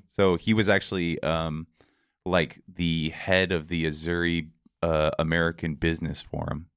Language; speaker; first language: English; native; English